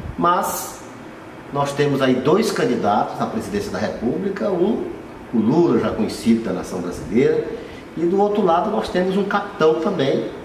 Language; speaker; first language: Portuguese; native; Portuguese